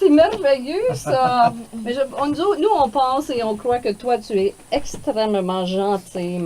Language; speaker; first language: French; native; French